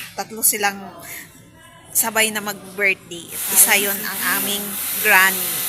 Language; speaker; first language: Filipino; non-native, local second language; Iloko